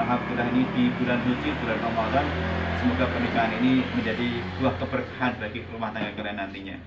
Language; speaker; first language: Indonesian; native; Indonesian